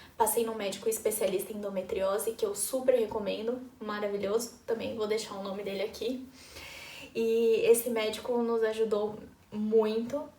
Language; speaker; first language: Portuguese; native; Portuguese